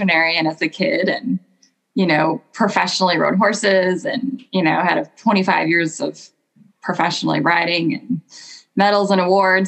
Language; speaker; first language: English; native; English